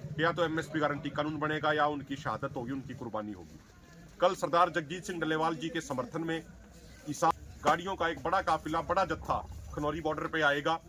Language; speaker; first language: Hindi; native; Hindi